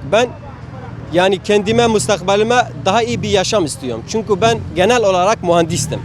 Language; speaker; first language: Turkish; non-native, fluent; Arabic